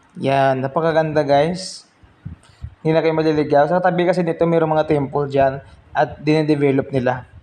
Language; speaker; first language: Filipino; non-native, local second language; Hiligaynon